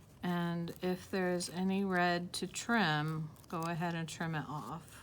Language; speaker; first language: English; native; English